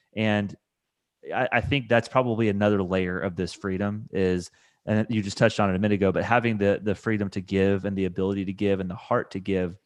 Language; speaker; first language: English; native; English